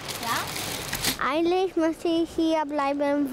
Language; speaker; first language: German; early bilingual, heritage; German